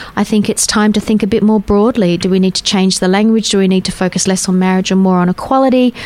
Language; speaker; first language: English; native; English